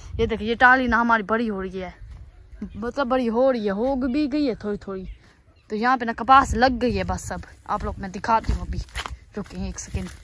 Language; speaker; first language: Urdu; non-native, local second language; Punjabi